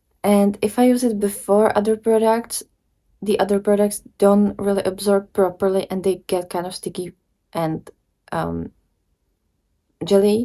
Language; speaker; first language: English; non-native, fluent; Czech